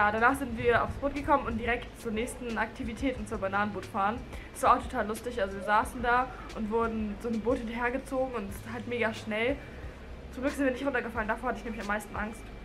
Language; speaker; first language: German; native; German